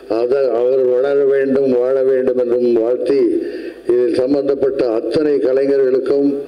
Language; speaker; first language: Tamil; native; Tamil